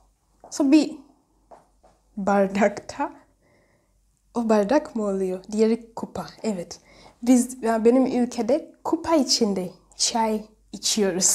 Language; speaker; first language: Turkish; non-native, learner; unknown